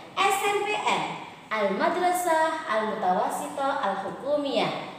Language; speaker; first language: Arabic; non-native, fluent; Indonesian